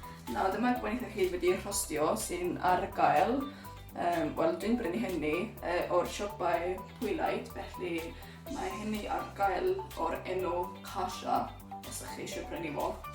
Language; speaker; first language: Welsh; non-native, learner; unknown